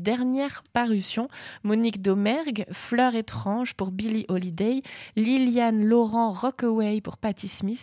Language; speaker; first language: French; native; French